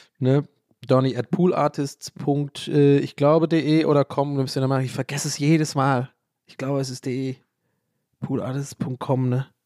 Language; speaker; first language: German; early bilingual, other home language; English